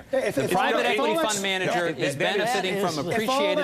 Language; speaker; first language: English; native; English